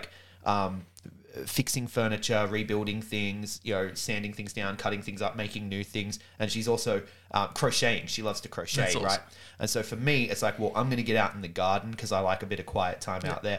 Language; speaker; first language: English; native; English